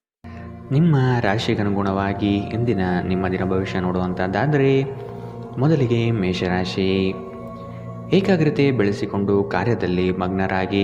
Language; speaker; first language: Kannada; native; Kannada